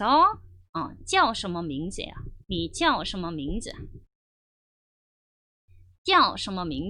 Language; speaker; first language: Chinese; non-native, fluent; Korean